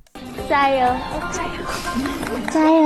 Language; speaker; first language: Chinese; non-native, learner; Thai